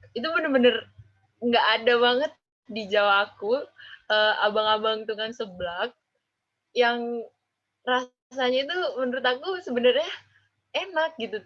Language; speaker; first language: Indonesian; non-native, local second language; Javanese